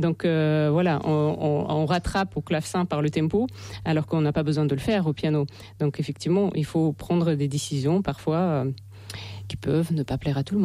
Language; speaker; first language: French; non-native, fluent; Russian